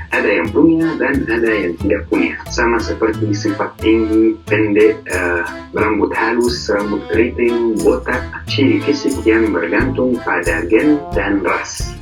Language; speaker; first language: Indonesian; non-native, fluent; Arabic